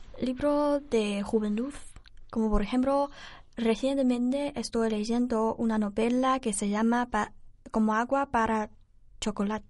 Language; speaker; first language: Spanish; non-native, learner; Chinese